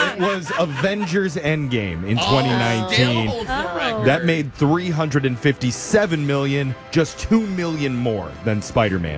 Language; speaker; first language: English; native; English